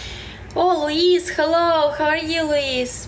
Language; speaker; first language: English; non-native, learner; Belarusian